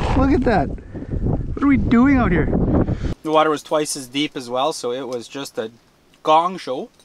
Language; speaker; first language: English; native; English